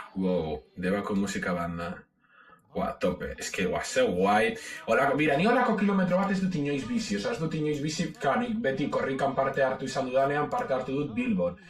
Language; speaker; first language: Basque; non-native, local second language; Spanish